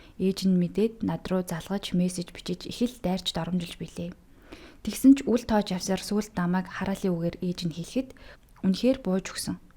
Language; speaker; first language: Mongolian; native; Mongolian